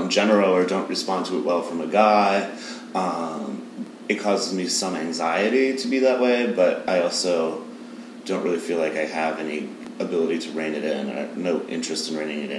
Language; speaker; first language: English; native; English